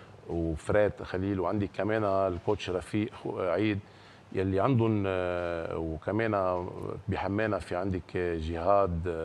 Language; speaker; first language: Arabic; native; Arabic